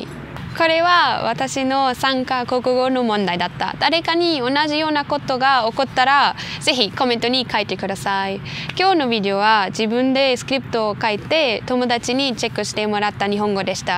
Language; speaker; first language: Japanese; non-native, learner; German